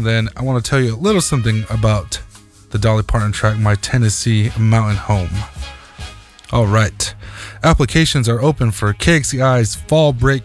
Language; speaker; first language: English; native; English